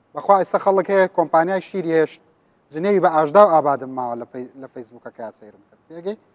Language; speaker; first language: Central Kurdish; native; Central Kurdish